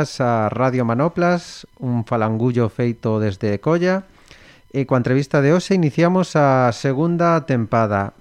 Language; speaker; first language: Galician; non-native, local second language; Spanish